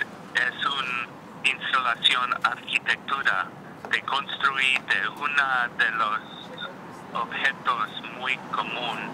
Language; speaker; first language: Spanish; non-native, learner; English